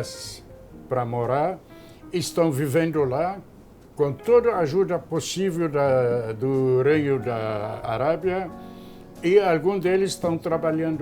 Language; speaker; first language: Portuguese; non-native, fluent; Arabic